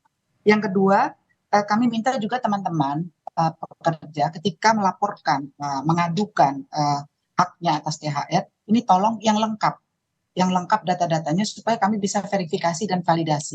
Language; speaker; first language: Indonesian; native; Indonesian